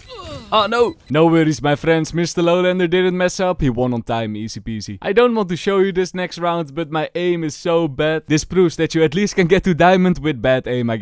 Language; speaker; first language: English; non-native, fluent; Dutch